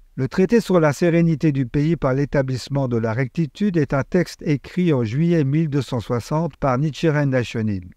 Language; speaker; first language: French; native; French